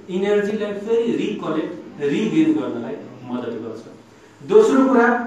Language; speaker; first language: Nepali; non-native, local second language; Maithili